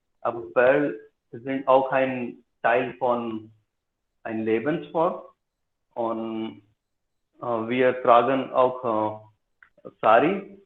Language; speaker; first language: German; non-native, learner; Hindi